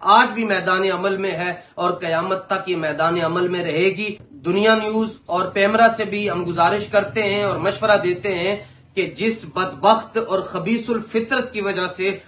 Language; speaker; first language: Urdu; non-native, local second language; Punjabi